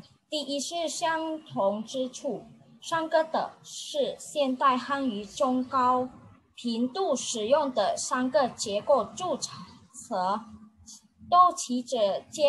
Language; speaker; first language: Chinese; non-native, learner; Indonesian